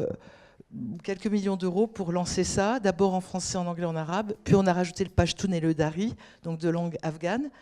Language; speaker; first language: French; native; French